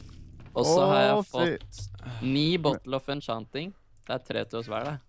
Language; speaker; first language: Norwegian; native; Norwegian